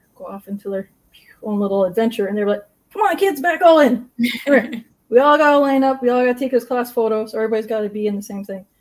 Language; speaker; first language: English; native; English